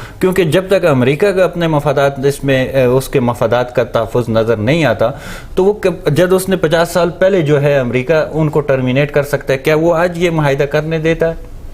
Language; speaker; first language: Urdu; non-native, local second language; Northern Hindko